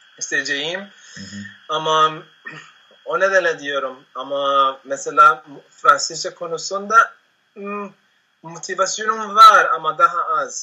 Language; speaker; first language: Turkish; non-native, fluent; Spanish